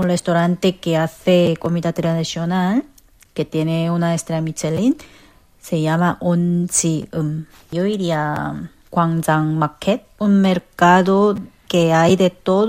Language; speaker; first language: Spanish; non-native, fluent; Korean